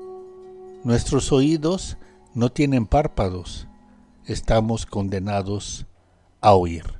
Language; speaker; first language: Spanish; native; Spanish